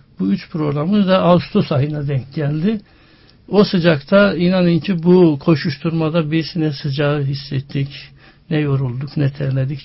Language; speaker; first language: Turkish; native; Turkish